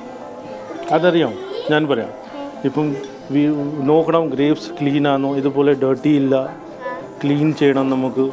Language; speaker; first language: Malayalam; non-native, learner; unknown